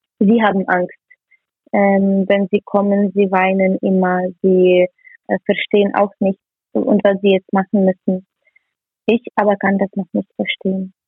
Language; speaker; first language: German; non-native, learner; Ukrainian